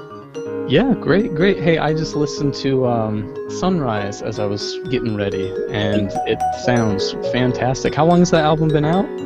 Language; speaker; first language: English; native; English